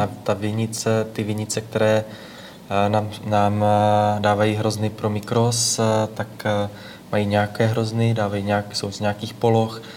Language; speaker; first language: Czech; native; Czech